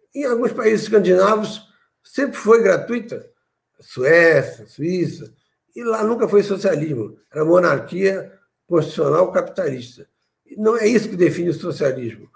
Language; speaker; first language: Portuguese; native; Portuguese